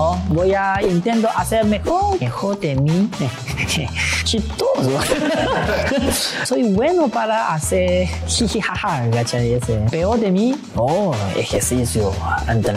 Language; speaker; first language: Spanish; non-native, learner; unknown